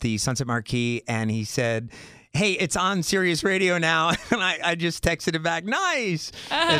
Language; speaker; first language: English; native; English